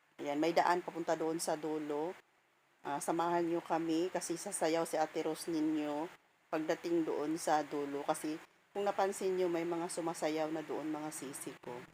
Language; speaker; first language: Filipino; non-native, local second language; Cebuano